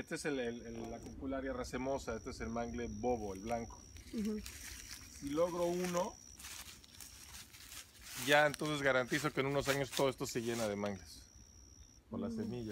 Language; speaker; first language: Spanish; native; Spanish